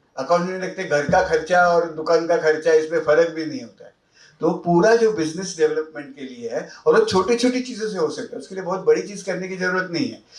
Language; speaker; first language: Hindi; non-native, local second language; Marathi